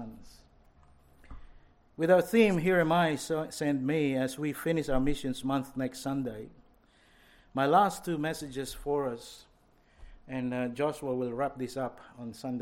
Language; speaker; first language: English; non-native, local second language; Filipino